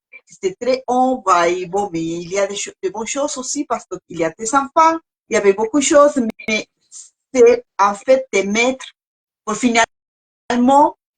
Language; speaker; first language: French; non-native, learner; Spanish